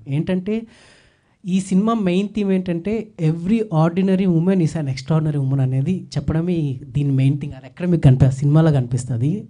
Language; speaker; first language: Telugu; native; Telugu